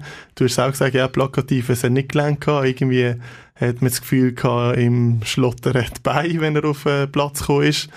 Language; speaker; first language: German; native; German